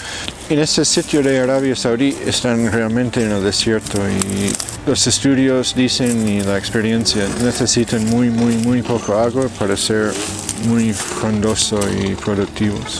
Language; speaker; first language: Spanish; non-native, fluent; English